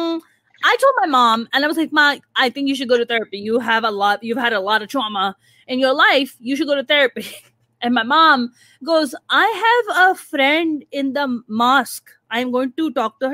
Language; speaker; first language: English; non-native, local second language; Urdu